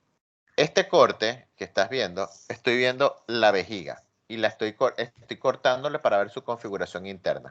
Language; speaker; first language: Spanish; native; Spanish